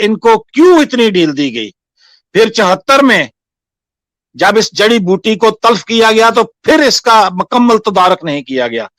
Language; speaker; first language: Urdu; non-native, local second language; Punjabi